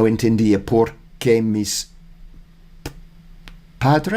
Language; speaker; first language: Spanish; non-native, learner; English